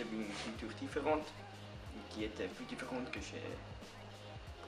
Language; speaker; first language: French; non-native, learner; German